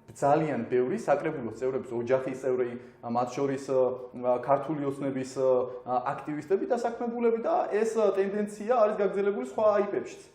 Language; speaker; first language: Georgian; native; Georgian